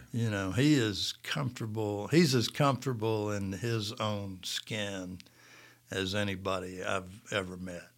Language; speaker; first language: English; native; English